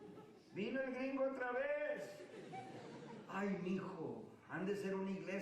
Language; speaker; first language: Spanish; early bilingual, heritage; Spanish